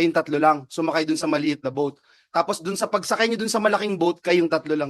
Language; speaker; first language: Filipino; native; Filipino